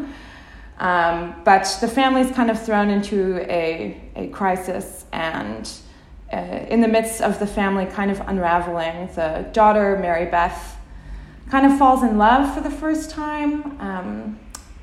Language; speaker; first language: English; native; English